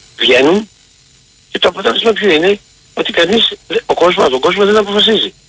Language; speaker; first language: Greek; native; Greek